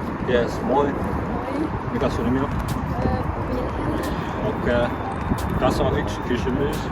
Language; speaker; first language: Finnish; non-native, learner; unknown